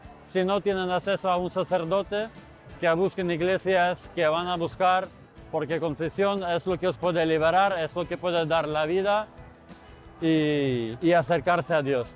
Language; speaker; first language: Spanish; non-native, fluent; Ukrainian